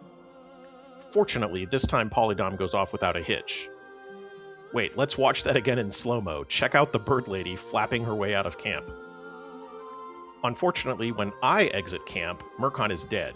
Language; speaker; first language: English; native; English